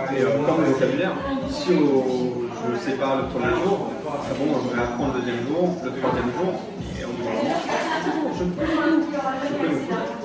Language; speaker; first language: French; native; French